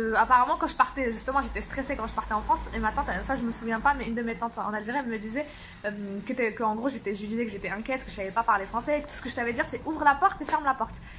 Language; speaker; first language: French; early bilingual, other home language; Arabic